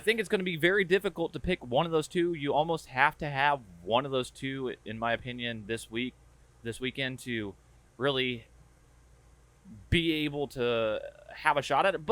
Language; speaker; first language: English; native; English